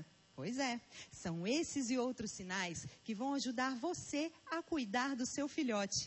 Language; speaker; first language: Portuguese; native; Portuguese